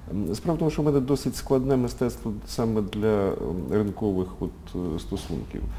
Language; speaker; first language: Ukrainian; native; Ukrainian